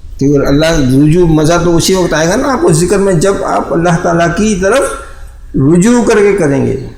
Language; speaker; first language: Urdu; native; Urdu